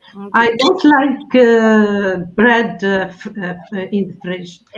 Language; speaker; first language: English; non-native, learner; French